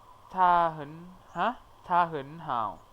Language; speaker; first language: Chinese; non-native, learner; Thai